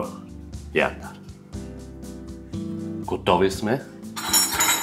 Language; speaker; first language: Bulgarian; non-native, learner; German